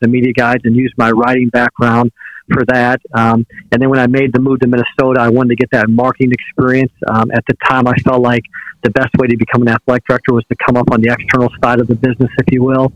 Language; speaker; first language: English; native; English